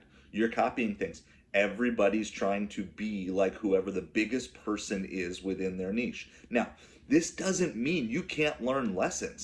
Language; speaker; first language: English; native; English